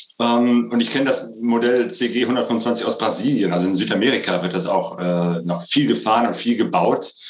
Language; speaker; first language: German; native; German